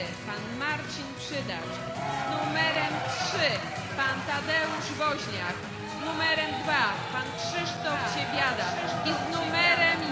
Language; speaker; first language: Polish; native; Polish